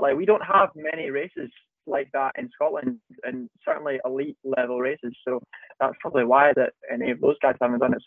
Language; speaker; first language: English; native; English